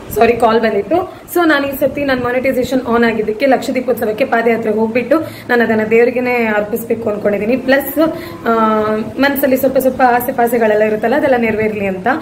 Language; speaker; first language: Kannada; non-native, local second language; Tulu